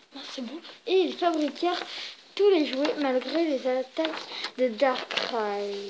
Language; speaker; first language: French; native; French